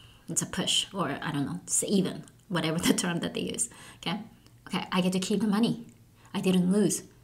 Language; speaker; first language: English; non-native, fluent; Japanese